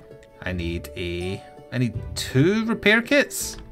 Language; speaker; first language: English; native; English